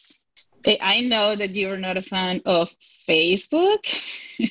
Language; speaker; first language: English; non-native, fluent; Spanish